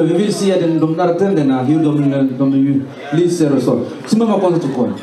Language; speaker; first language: Swedish; non-native, fluent; Swahili